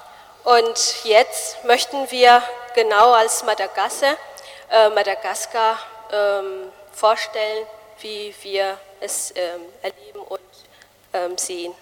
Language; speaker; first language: German; non-native, fluent; Malagasy